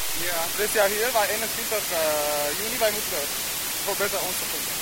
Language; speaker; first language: Dutch; non-native, learner; Armenian